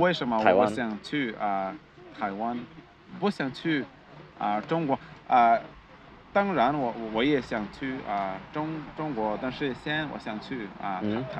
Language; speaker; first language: Chinese; non-native, learner; Portuguese